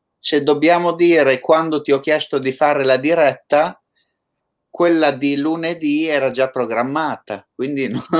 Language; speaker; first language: Italian; native; Italian